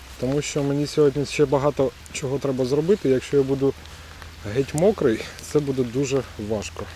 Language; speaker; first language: Ukrainian; non-native, local second language; Russian